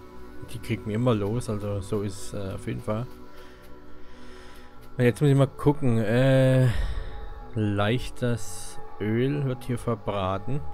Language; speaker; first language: German; native; German